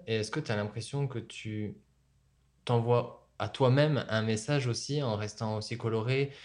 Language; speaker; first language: French; native; French